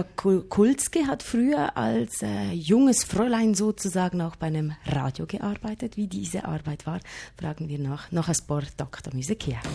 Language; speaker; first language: German; native; German